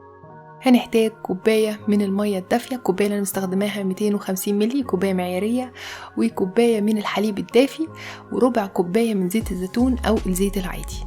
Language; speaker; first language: Arabic; native; Arabic